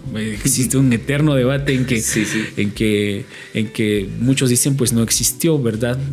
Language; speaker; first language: Spanish; native; Spanish